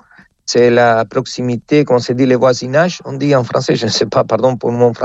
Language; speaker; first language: French; non-native, fluent; Spanish